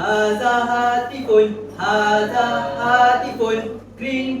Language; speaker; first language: Arabic; non-native, learner; Malay